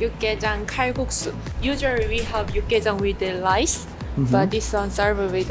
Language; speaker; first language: English; non-native, learner; Korean